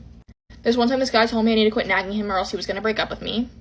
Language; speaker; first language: English; native; English